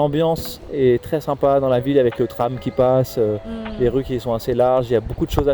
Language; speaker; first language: French; native; French